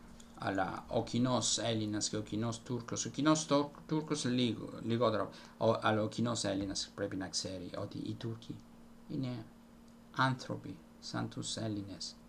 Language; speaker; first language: Greek; non-native, fluent; Italian